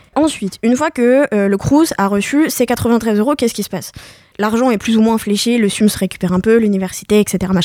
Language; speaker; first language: French; native; French